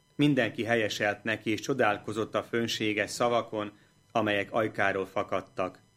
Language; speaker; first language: Hungarian; native; Hungarian